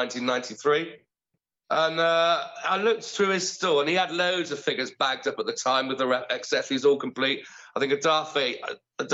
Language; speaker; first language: English; native; English